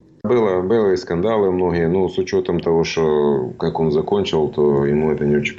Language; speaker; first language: Russian; native; Russian